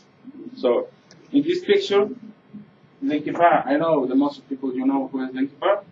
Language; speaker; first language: English; non-native, learner; Spanish